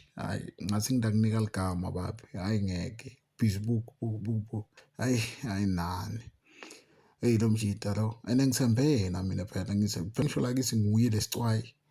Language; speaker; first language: Zulu; non-native, local second language; Swati